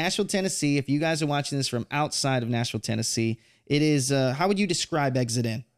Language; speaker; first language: English; native; English